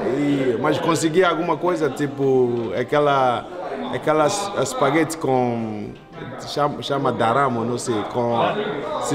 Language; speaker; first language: Portuguese; non-native, learner; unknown